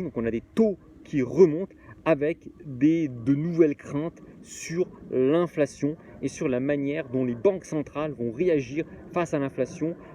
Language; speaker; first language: French; native; French